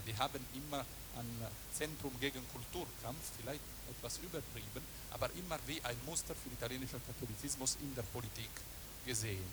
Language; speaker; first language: German; non-native, learner; Italian